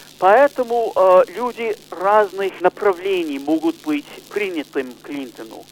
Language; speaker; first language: Russian; non-native, fluent; English